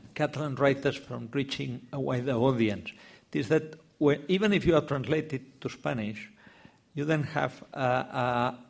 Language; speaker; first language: English; non-native, fluent; Spanish